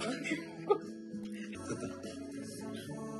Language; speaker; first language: Korean; native; Korean